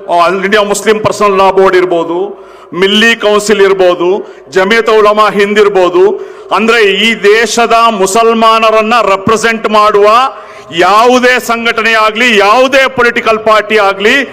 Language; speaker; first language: Kannada; non-native, local second language; Urdu